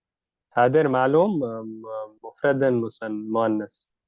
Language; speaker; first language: Arabic; non-native, learner; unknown